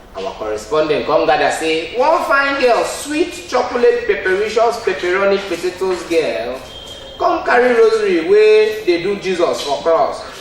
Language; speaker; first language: Nigerian Pidgin; non-native, local second language; Ibibio